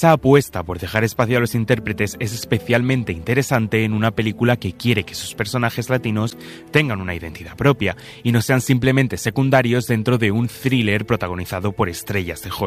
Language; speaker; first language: Spanish; native; Spanish